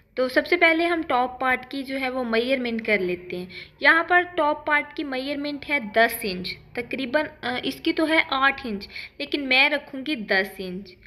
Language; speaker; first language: Urdu; native; Urdu